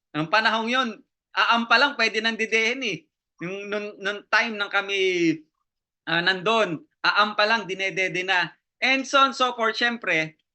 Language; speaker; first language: Filipino; native; Filipino